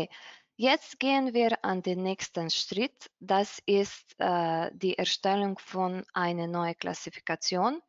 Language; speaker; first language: German; non-native, fluent; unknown